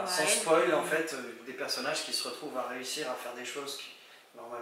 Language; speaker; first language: French; native; French